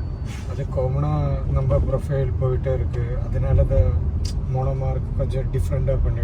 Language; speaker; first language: Tamil; non-native, learner; Malayalam